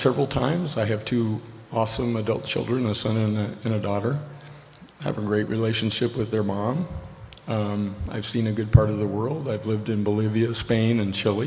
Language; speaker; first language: English; native; English